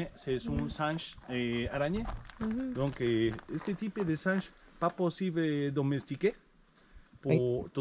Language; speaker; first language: French; non-native, learner; Spanish